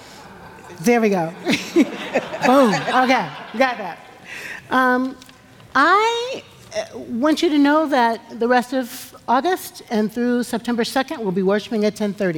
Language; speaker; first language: English; native; English